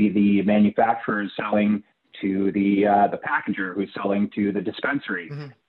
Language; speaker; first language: English; native; English